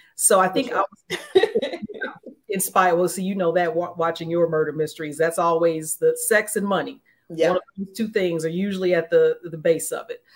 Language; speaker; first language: English; native; English